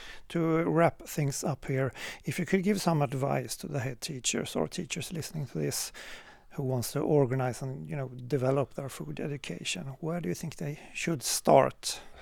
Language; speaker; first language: English; non-native, fluent; Swedish